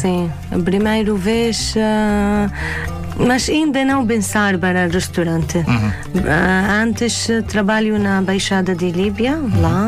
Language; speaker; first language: Portuguese; non-native, learner; Arabic